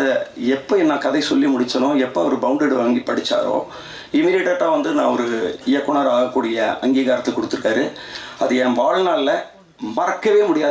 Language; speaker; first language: Tamil; native; Tamil